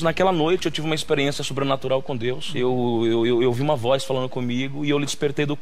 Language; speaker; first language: Portuguese; native; Portuguese